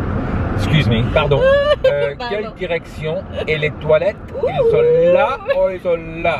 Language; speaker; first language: French; non-native, learner; English